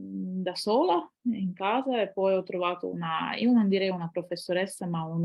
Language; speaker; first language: Italian; non-native, fluent; Ukrainian